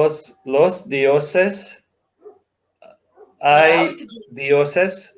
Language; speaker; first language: Spanish; non-native, learner; English